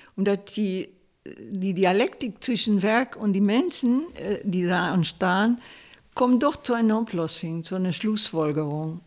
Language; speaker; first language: Dutch; non-native, fluent; Spanish